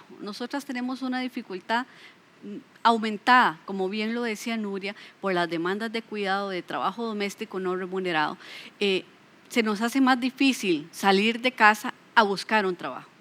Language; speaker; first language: Spanish; native; Spanish